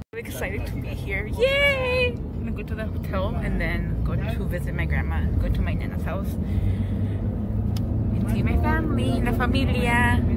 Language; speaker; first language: English; early bilingual, other home language; Spanish